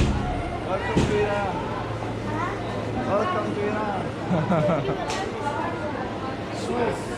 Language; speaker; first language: English; non-native, learner; Persian